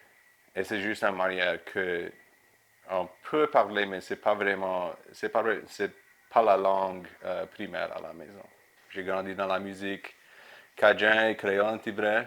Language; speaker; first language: French; non-native, local second language; English